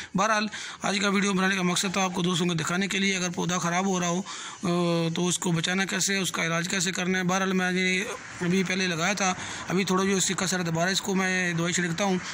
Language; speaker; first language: Hindi; non-native, local second language; Punjabi